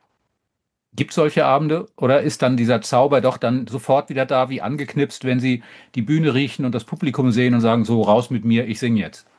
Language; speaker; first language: German; native; German